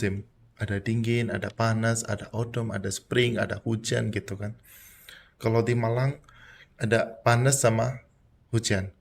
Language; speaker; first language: Indonesian; non-native, fluent; Punjabi